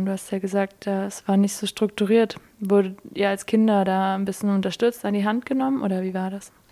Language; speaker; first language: German; native; German